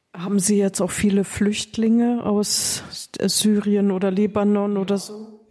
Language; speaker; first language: German; non-native, fluent; Arabic